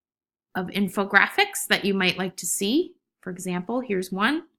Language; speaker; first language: English; native; English